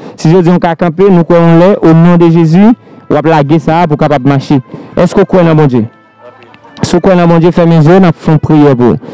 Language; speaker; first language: Haitian Creole; native; Haitian Creole